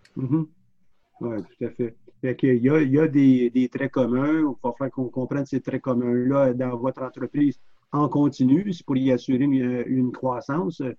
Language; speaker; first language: French; native; French